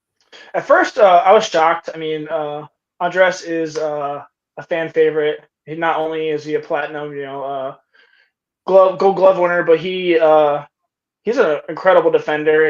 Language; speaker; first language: English; native; English